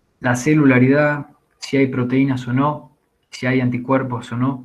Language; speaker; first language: Spanish; native; Spanish